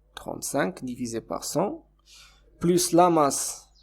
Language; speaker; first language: French; non-native, local second language; Arabic